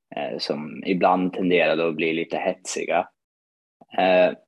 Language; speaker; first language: Swedish; early bilingual, other home language; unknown